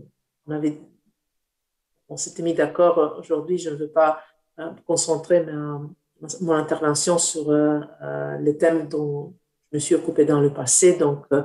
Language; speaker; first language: French; non-native, fluent; Italian